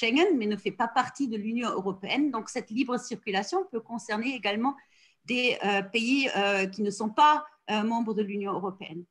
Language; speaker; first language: French; non-native, fluent; German